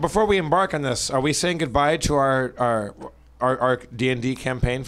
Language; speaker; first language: English; native; English